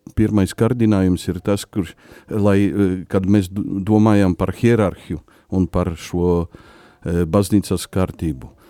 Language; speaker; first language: Latvian; non-native, fluent; Polish